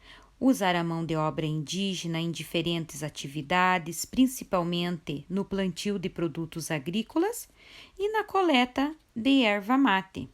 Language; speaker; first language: Portuguese; native; Portuguese